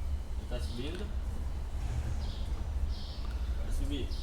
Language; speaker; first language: Portuguese; non-native, learner; Haitian Creole